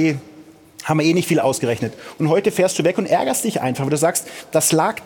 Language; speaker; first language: German; native; German